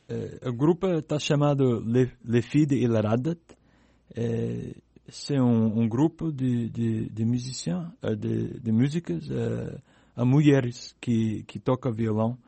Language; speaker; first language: Portuguese; non-native, learner; English